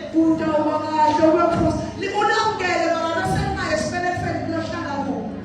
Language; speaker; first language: Zulu; non-native, local second language; Swati